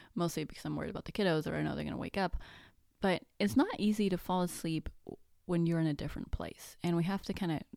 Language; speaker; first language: English; non-native, fluent; Spanish